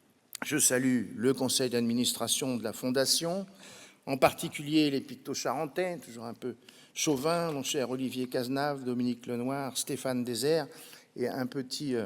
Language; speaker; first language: French; native; French